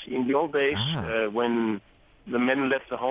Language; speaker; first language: English; non-native, fluent; Danish